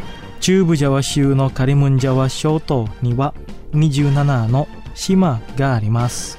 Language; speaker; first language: Japanese; non-native, fluent; Indonesian